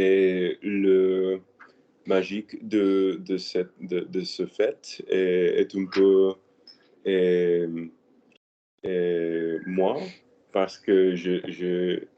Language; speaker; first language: French; non-native, learner; Spanish